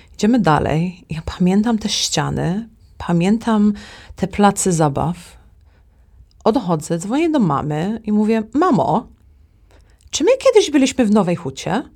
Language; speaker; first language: Polish; early bilingual, heritage; Polish